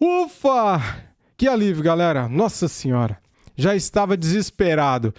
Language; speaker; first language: Portuguese; native; Portuguese